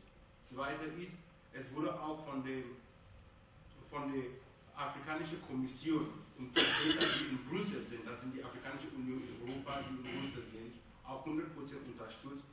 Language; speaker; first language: German; non-native, fluent; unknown